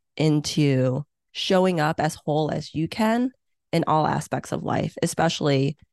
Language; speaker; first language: English; early bilingual, other home language; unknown